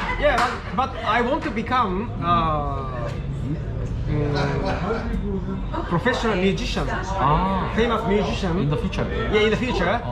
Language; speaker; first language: English; non-native, learner; Japanese